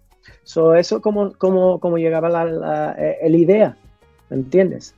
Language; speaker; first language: Spanish; early bilingual, heritage; English